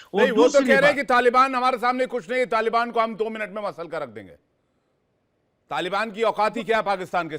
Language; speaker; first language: Hindi; native; Hindi